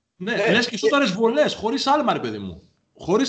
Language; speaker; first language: Greek; native; Greek